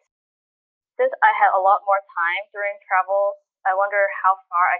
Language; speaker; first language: English; non-native, local second language; Cantonese